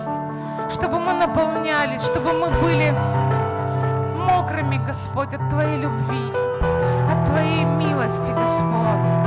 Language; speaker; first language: Russian; native; Russian